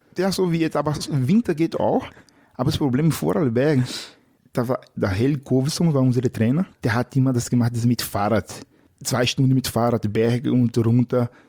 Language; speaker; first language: German; non-native, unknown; Portuguese